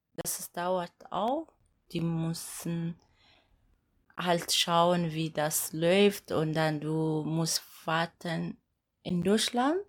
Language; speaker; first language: German; non-native, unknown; Amharic